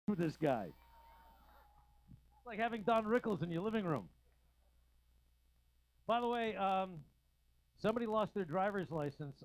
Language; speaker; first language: English; native; English